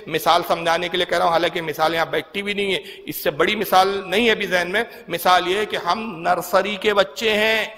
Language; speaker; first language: Urdu; native; Urdu